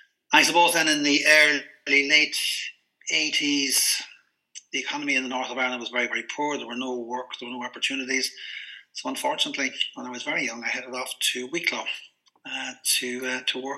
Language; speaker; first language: English; native; English